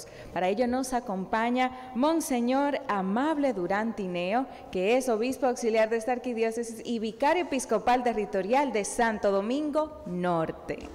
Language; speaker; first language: Spanish; native; Spanish